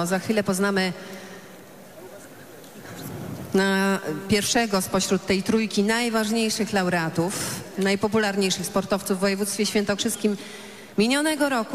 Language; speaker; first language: Polish; native; Polish